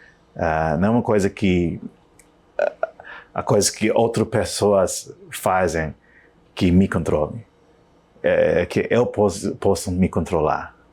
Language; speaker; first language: Portuguese; non-native, learner; English